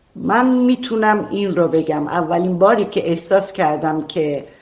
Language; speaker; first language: Persian; non-native, local second language; Armenian